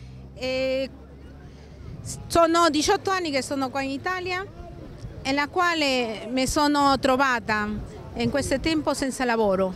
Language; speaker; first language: Italian; non-native, fluent; Spanish